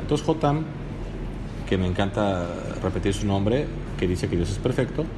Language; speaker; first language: Spanish; native; Spanish